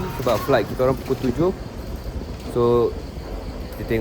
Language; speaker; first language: Malay; native; Malay